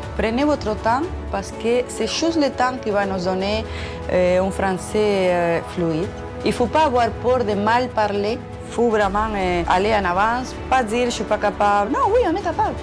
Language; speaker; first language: French; non-native, fluent; Spanish